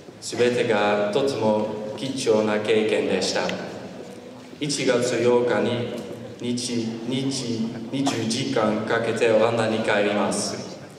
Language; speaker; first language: Japanese; non-native, learner; Dutch